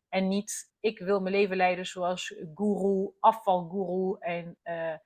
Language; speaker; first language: Dutch; non-native, fluent; French